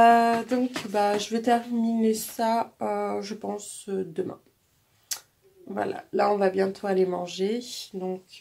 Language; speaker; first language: French; native; French